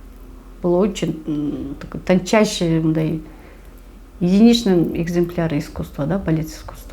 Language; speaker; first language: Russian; non-native, local second language; Kyrgyz